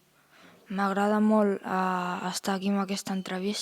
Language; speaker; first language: Catalan; early bilingual, heritage; Russian